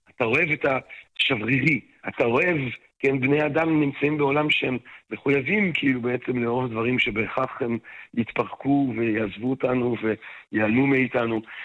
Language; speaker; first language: Hebrew; non-native, fluent; French